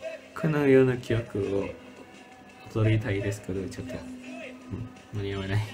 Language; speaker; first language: Japanese; non-native, learner; Indonesian